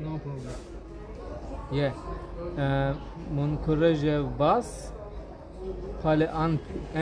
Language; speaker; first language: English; non-native, learner; Turkish